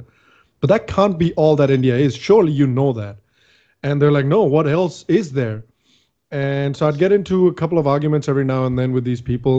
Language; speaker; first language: English; non-native, local second language; Hindi